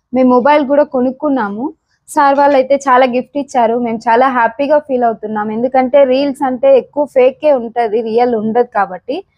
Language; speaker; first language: Telugu; native; Telugu